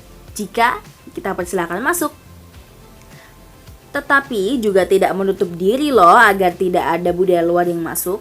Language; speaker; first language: Indonesian; native; Indonesian